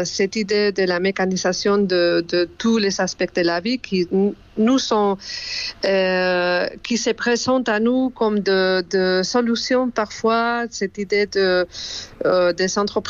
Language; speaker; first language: French; non-native, fluent; Spanish